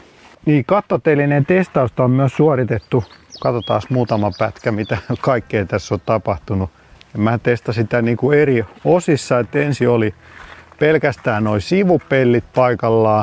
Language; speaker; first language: Finnish; native; Finnish